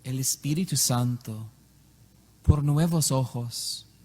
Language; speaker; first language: Spanish; non-native, learner; English